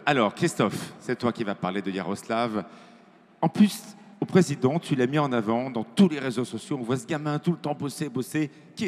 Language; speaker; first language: French; native; French